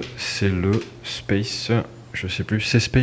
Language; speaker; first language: French; native; French